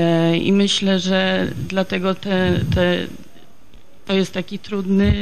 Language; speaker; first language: Polish; early bilingual, heritage; Polish